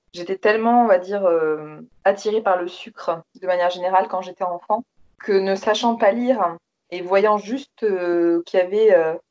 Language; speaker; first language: French; native; French